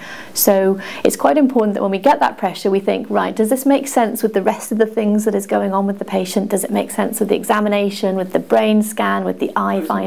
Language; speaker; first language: English; native; English